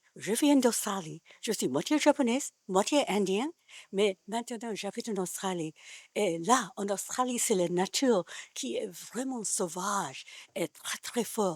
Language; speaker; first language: French; non-native, learner; Japanese